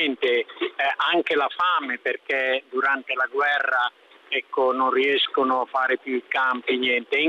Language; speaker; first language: Italian; non-native, fluent; Swahili